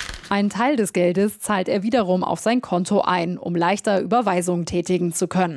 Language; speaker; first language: German; native; German